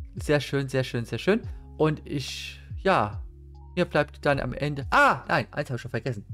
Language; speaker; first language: German; native; German